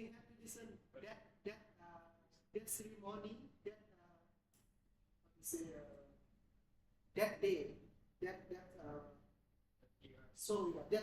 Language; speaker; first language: English; non-native, learner; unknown